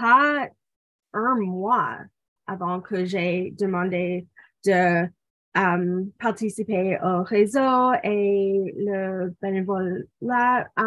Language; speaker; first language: French; non-native, local second language; English